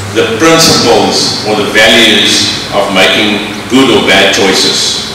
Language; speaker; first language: English; non-native, local second language; Afrikaans